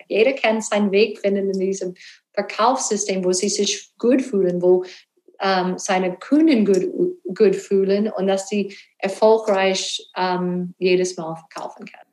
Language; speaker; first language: German; non-native, learner; English